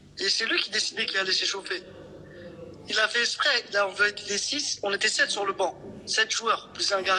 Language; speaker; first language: French; native; French